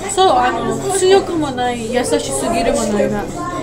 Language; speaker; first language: Japanese; non-native, learner; Georgian